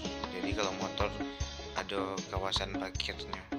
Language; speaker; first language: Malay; non-native, local second language; Minangkabau